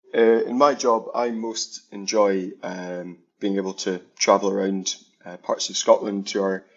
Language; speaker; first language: English; native; English